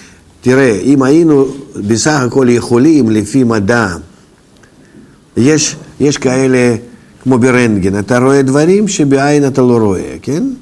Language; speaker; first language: Hebrew; non-native, fluent; Russian